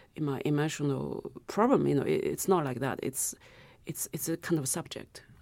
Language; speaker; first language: English; non-native, fluent; Chinese